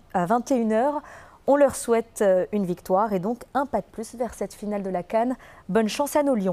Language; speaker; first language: French; non-native, local second language; Arabic